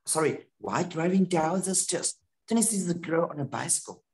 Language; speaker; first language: English; non-native, fluent; Vietnamese